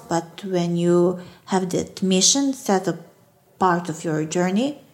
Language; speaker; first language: English; non-native, fluent; Serbian